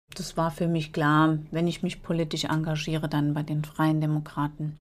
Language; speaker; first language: German; native; German